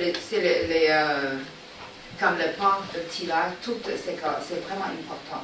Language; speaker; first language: French; non-native, learner; Chinese